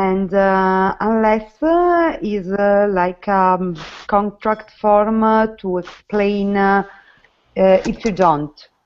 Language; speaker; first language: English; non-native, learner; Italian